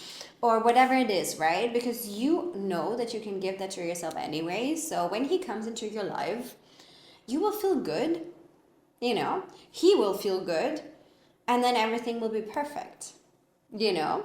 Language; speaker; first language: English; non-native, fluent; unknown